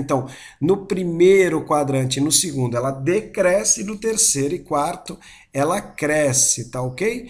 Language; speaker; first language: Portuguese; native; Portuguese